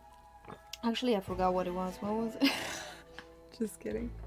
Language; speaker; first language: English; non-native, fluent; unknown